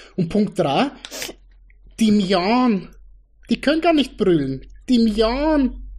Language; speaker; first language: German; native; German